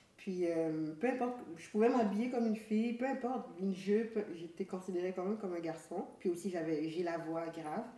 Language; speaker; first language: French; native; French